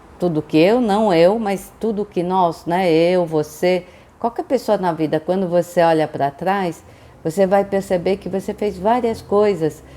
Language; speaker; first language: Portuguese; early bilingual, other home language; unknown